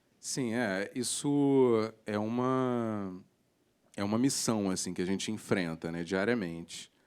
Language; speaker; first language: Portuguese; native; Portuguese